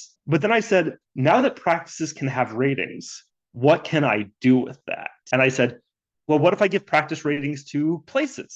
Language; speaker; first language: English; native; English